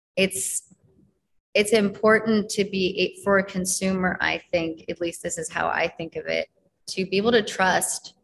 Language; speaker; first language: English; native; English